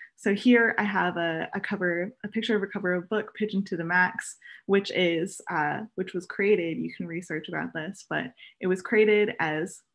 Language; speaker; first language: English; native; English